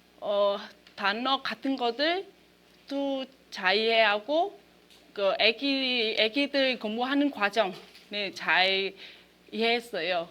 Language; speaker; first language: Korean; non-native, learner; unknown